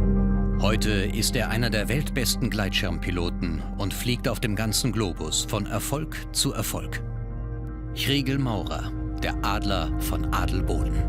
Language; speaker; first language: German; native; German